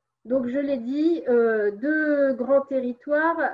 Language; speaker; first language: French; native; French